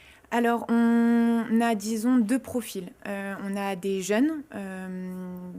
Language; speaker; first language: French; native; French